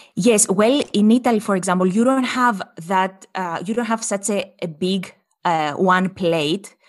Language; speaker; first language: English; non-native, fluent; Greek